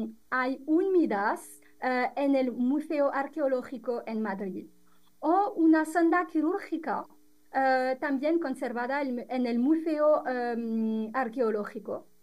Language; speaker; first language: Spanish; non-native, fluent; French